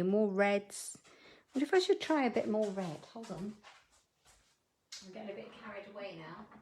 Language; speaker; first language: English; native; English